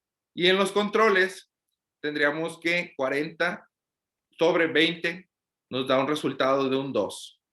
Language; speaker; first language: Spanish; native; Spanish